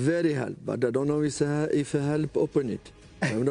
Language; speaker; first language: English; non-native, learner; French